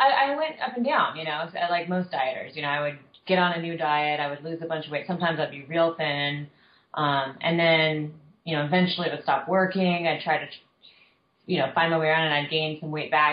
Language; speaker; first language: English; native; English